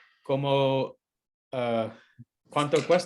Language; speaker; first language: Spanish; non-native, learner; English